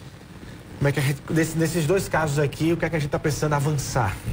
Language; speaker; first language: Portuguese; native; Portuguese